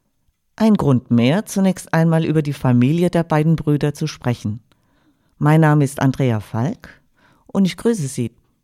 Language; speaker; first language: German; native; German